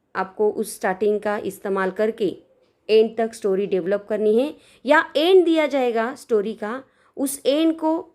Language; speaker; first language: Hindi; non-native, local second language; Marathi